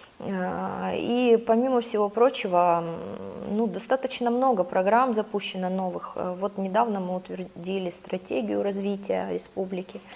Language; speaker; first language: Russian; native; Russian